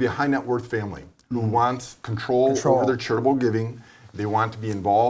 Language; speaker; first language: English; native; English